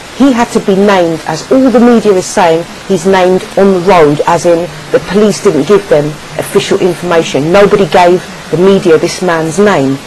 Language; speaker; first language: English; native; English